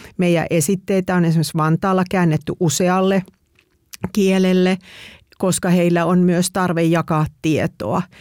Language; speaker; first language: Finnish; native; Finnish